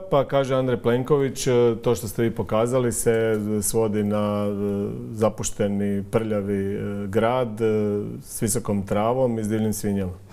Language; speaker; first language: Croatian; native; Croatian